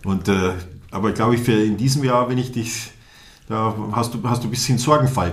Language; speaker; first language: German; native; German